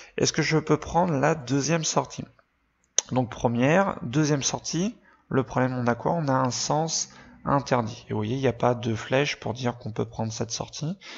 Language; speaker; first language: French; native; French